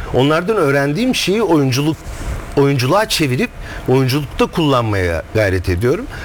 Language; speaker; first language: Turkish; native; Turkish